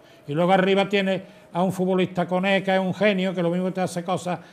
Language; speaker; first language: Spanish; native; Spanish